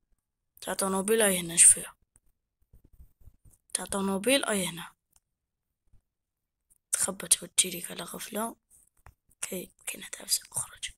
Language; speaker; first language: Arabic; native; Arabic